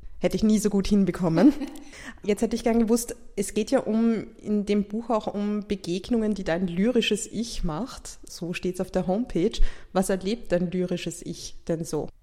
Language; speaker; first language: German; native; German